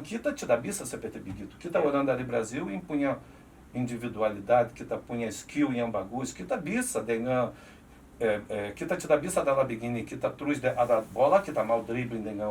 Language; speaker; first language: Indonesian; non-native, fluent; Portuguese